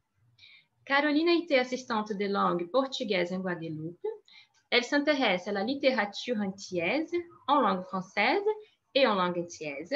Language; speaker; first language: French; non-native, fluent; Portuguese